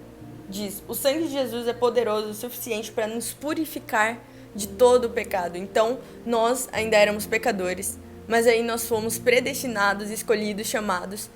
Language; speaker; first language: Portuguese; native; Portuguese